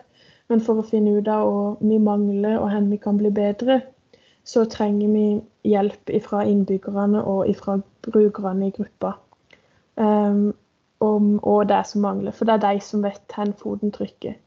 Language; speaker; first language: Norwegian; native; Norwegian